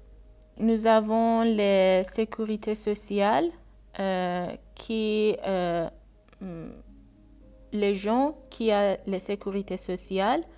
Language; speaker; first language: French; non-native, learner; Persian